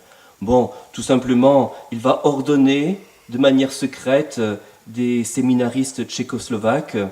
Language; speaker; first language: French; native; French